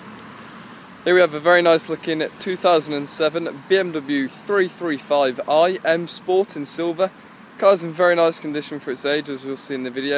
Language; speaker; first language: English; native; English